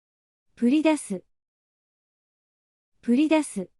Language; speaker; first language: Japanese; native; Japanese